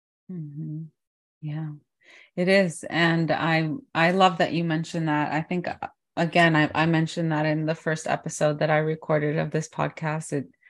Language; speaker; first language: English; early bilingual, other home language; Spanish